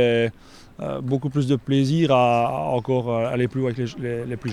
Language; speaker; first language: French; native; French